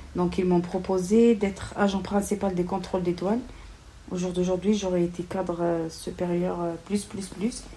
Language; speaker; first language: French; non-native, local second language; Kabyle